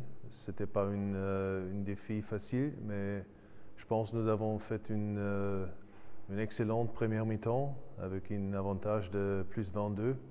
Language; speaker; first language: French; non-native, fluent; German